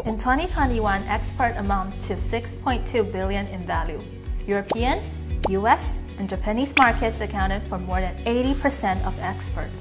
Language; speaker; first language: English; non-native, fluent; Chinese